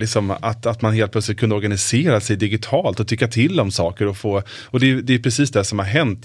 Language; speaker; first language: Swedish; native; Swedish